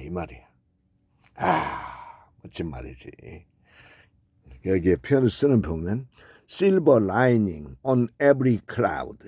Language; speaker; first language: Korean; native; Korean